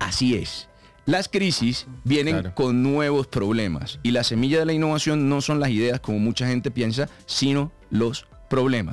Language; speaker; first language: Spanish; native; Spanish